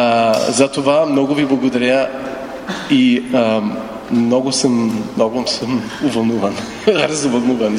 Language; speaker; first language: Bulgarian; non-native, fluent; French